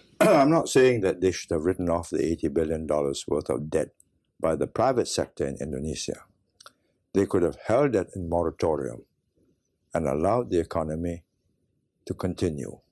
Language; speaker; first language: English; native; English